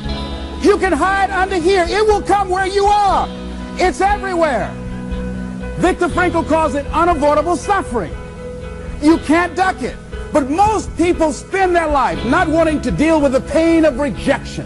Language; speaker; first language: English; native; English